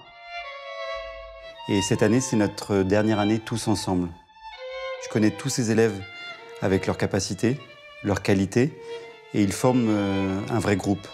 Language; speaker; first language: French; native; French